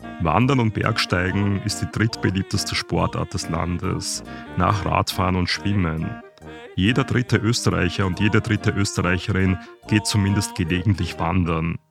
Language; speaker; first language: German; native; German